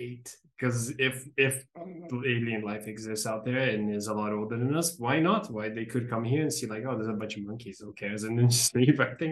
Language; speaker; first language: English; non-native, fluent; Portuguese